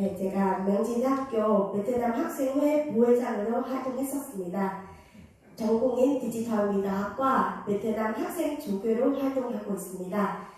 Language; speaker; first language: Korean; non-native, fluent; Vietnamese